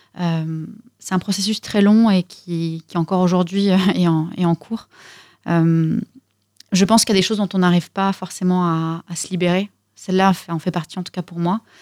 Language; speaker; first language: French; early bilingual, other home language; Russian